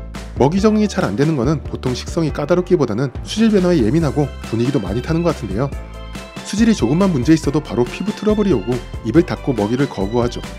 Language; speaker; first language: Korean; native; Korean